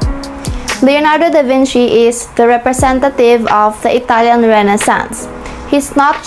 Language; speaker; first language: English; non-native, local second language; Filipino